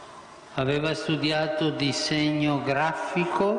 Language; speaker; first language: Italian; non-native, fluent; Spanish